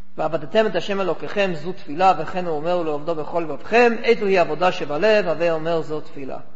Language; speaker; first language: Hebrew; non-native, fluent; English